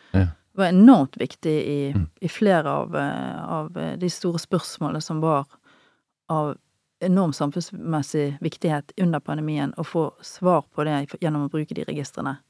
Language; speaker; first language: Norwegian; native; Norwegian